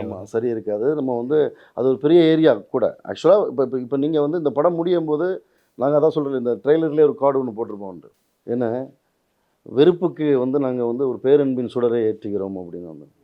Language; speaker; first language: Tamil; native; Tamil